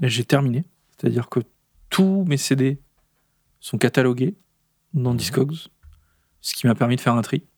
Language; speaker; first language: French; native; French